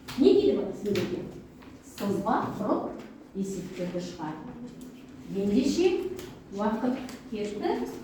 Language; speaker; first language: Kazakh; native; Kazakh